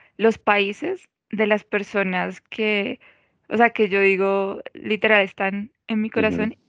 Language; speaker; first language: Spanish; native; Spanish